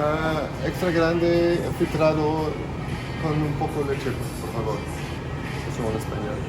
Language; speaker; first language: Spanish; non-native, learner; French